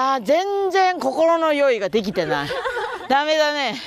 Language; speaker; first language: Japanese; non-native, fluent; Korean